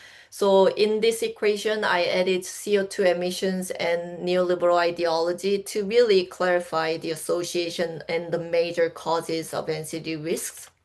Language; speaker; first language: English; non-native, fluent; Korean